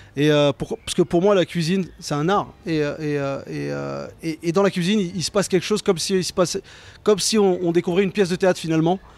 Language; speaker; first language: French; native; French